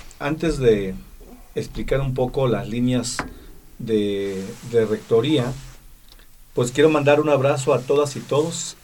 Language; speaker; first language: Spanish; non-native, local second language; Tzeltal